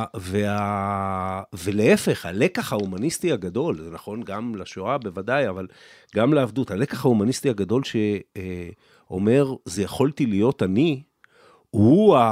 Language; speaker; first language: Hebrew; native; Hebrew